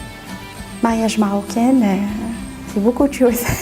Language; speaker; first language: French; non-native, learner; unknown